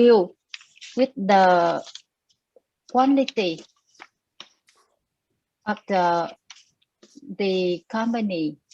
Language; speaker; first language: English; non-native, learner; Vietnamese